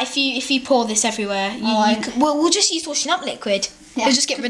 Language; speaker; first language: English; native; English